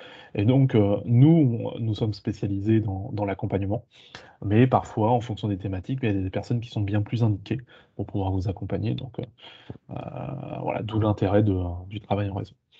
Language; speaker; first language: French; native; French